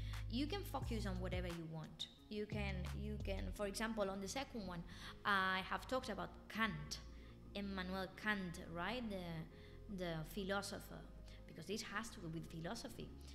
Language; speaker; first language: English; non-native, fluent; Spanish